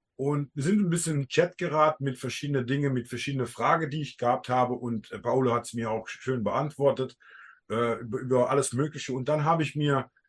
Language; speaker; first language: German; early bilingual, heritage; Dutch